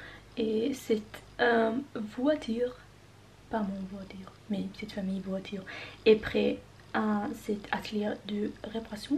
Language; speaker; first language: French; non-native, learner; Norwegian